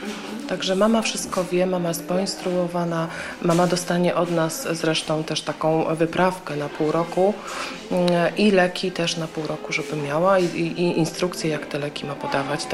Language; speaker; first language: Polish; native; Polish